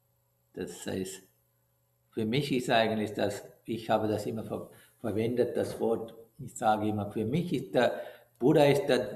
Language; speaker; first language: German; non-native, learner; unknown